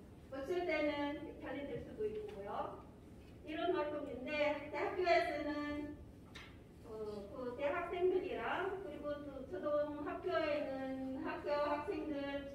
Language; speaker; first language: Korean; non-native, fluent; Filipino